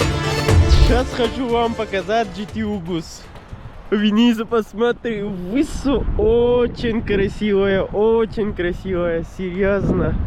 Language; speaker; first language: Russian; non-native, learner; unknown